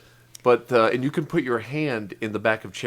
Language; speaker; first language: English; native; English